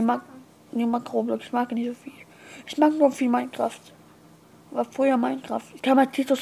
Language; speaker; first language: German; non-native, learner; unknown